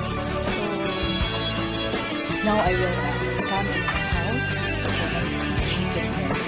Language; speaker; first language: English; non-native, local second language; Filipino